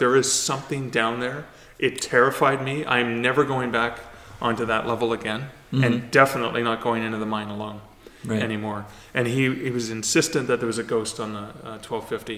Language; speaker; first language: English; native; English